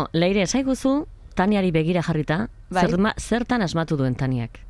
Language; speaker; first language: Basque; native; Basque